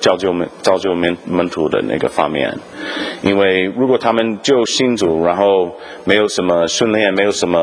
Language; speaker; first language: Chinese; non-native, fluent; English